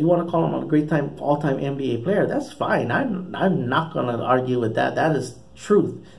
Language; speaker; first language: English; native; English